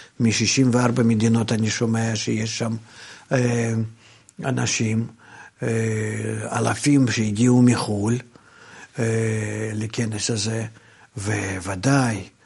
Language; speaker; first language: Hebrew; non-native, fluent; Russian